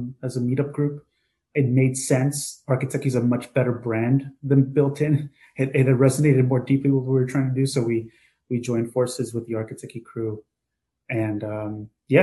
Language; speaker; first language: English; native; English